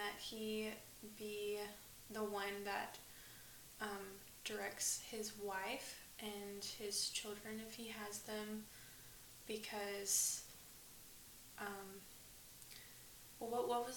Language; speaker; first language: English; native; English